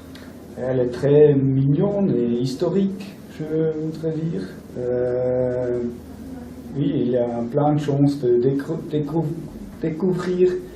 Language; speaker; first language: French; non-native, local second language; German